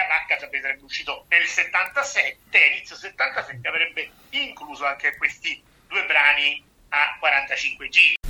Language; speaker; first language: Italian; native; Italian